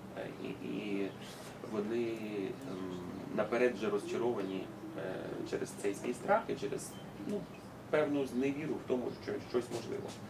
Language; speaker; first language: Ukrainian; native; Ukrainian